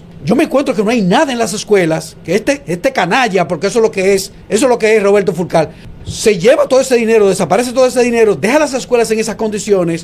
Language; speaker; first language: Spanish; native; Spanish